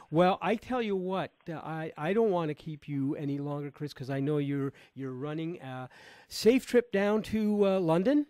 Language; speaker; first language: English; native; English